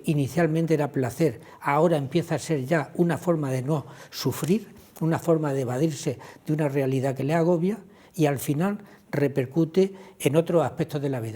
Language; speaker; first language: Spanish; native; Spanish